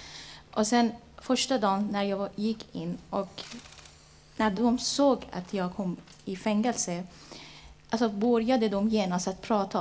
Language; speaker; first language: Swedish; non-native, fluent; Persian